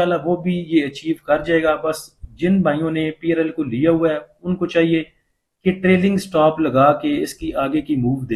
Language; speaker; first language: Hindi; native; Hindi